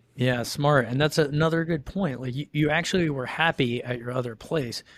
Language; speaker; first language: English; native; English